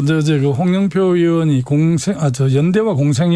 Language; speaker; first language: Korean; native; Korean